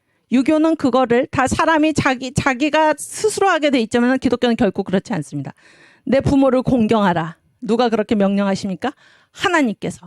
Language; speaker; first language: Korean; native; Korean